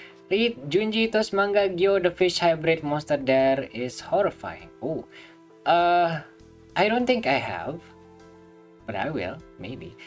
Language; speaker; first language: English; non-native, fluent; Indonesian